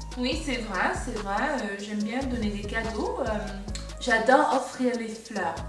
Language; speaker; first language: French; non-native, fluent; English